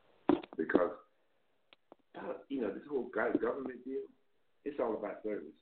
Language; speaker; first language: English; native; English